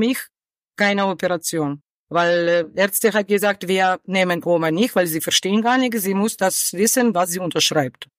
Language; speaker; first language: German; non-native, learner; Ukrainian